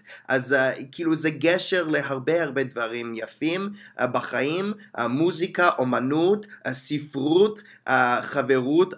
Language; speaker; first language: Hebrew; non-native, fluent; English